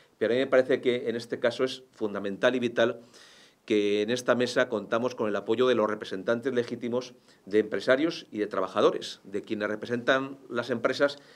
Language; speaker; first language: Spanish; native; Spanish